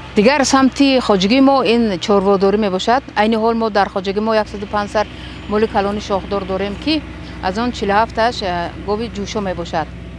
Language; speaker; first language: Tajik; native; Tajik